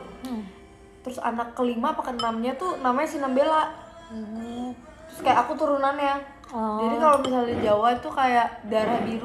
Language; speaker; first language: Indonesian; native; Indonesian